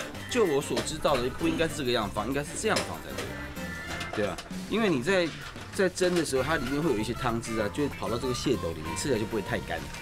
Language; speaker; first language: Chinese; native; Chinese